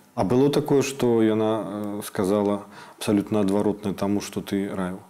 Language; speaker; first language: Belarusian; native; Belarusian